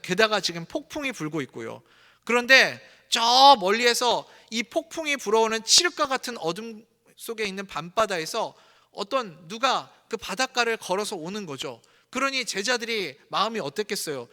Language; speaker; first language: Korean; native; Korean